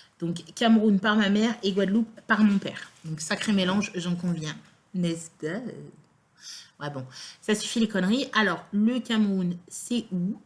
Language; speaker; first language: French; native; French